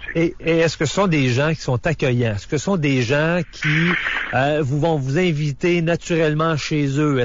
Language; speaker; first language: French; native; French